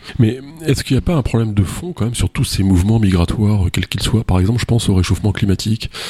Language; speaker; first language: French; native; French